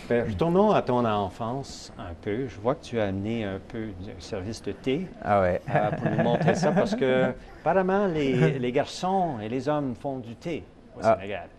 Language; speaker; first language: French; native; French